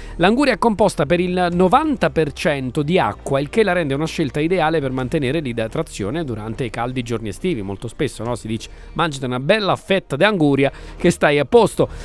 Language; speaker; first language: Italian; native; Italian